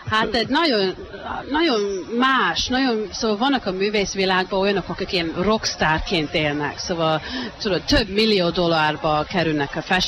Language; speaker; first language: Hungarian; early bilingual, heritage; Hungarian